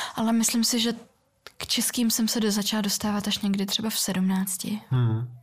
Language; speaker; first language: Czech; early bilingual, other home language; Russian